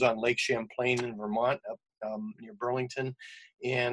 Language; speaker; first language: English; native; English